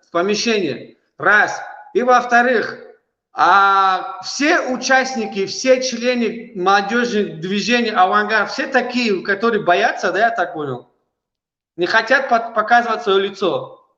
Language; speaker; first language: Russian; non-native, local second language; Tajik